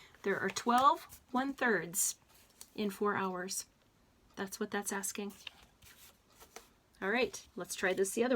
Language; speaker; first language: English; native; English